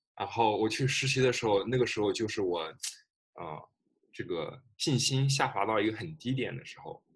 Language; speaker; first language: Chinese; native; Chinese